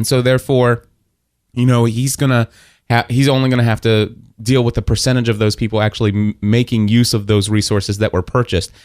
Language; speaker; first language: English; native; English